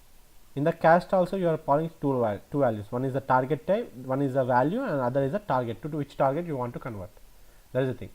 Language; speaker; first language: English; non-native, local second language; Telugu